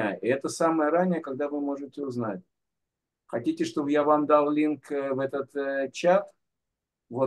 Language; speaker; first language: Russian; native; Russian